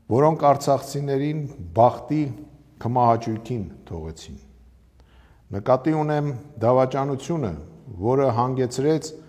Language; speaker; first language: Armenian; native; Armenian